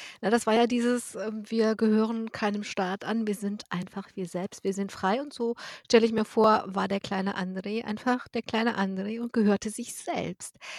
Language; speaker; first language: German; native; German